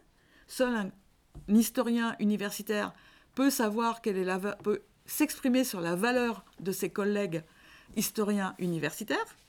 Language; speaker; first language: French; native; French